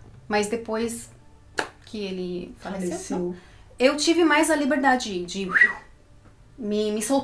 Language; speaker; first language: Portuguese; early bilingual, heritage; Portuguese